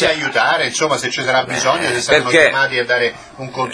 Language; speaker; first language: Italian; native; Italian